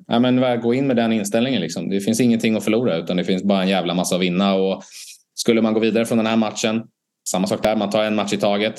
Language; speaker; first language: Swedish; native; Swedish